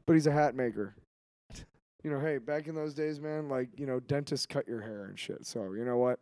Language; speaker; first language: English; native; English